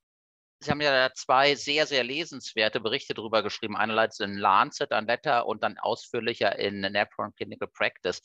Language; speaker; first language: German; native; German